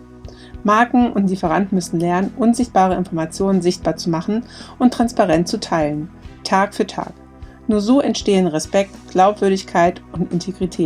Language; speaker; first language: German; native; German